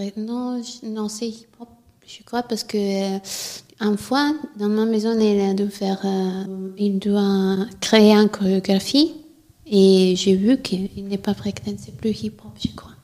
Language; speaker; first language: French; non-native, learner; Italian